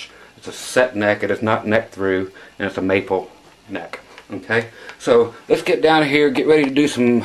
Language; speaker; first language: English; native; English